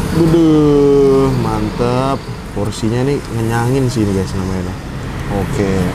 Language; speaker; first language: Indonesian; native; Indonesian